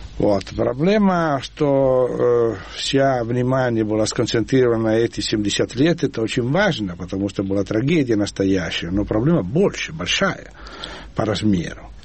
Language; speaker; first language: Russian; non-native, fluent; Italian